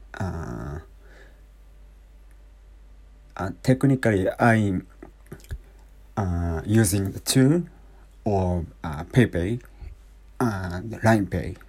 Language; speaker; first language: English; non-native, learner; Japanese